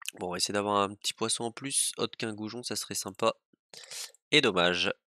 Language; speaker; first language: French; native; French